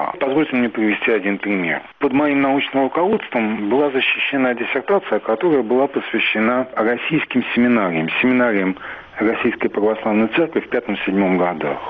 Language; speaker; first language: Russian; native; Russian